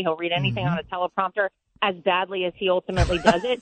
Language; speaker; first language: English; native; English